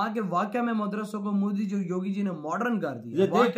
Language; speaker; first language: Urdu; non-native, local second language; Punjabi